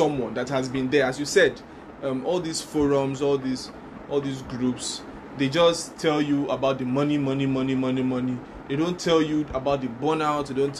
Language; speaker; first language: English; non-native, local second language; Yoruba